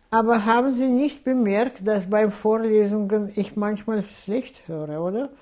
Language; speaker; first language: German; non-native, fluent; Russian